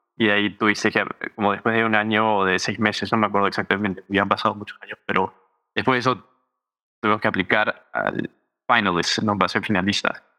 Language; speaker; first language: Spanish; early bilingual, heritage; Spanish